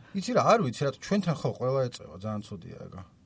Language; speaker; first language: Georgian; native; Georgian